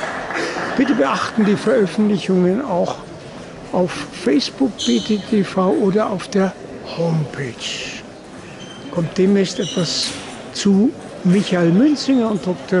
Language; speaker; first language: German; native; German